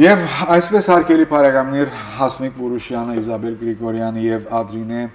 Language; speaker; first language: Armenian; native; Armenian